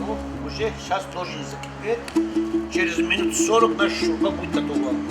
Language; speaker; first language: Russian; non-native, fluent; Tajik